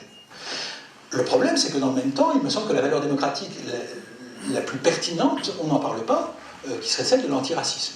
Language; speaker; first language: French; native; French